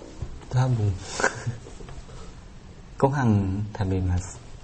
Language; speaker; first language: Japanese; non-native, learner; Thai